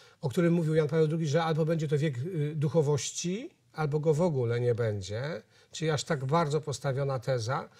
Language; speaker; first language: Polish; native; Polish